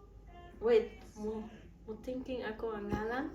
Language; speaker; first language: Cebuano; early bilingual, heritage; Cebuano